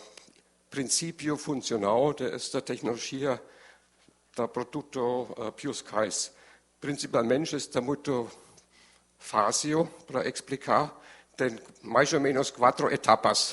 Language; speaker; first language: Portuguese; non-native, learner; German